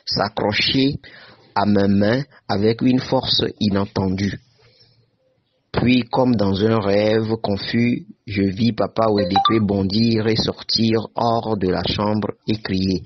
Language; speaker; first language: French; non-native, local second language; Ewe